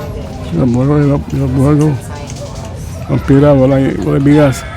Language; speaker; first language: Filipino; non-native, local second language; Cebuano